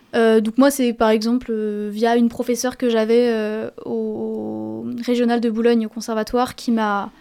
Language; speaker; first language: French; native; French